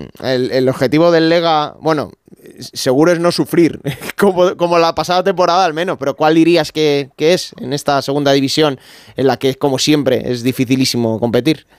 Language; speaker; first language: Spanish; native; Spanish